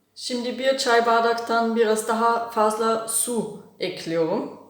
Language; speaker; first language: Turkish; non-native, fluent; German